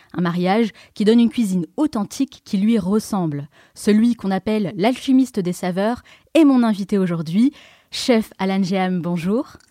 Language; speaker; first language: French; native; French